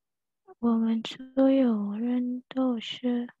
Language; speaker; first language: Chinese; non-native, learner; Indonesian